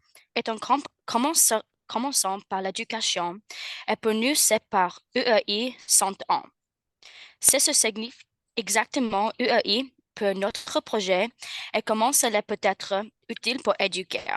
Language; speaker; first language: French; non-native, learner; English